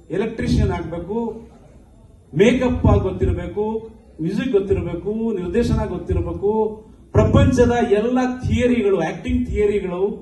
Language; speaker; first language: Kannada; non-native, local second language; Lambadi